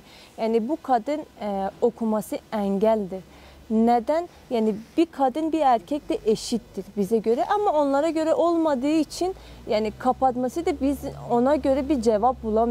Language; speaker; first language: Turkish; non-native, fluent; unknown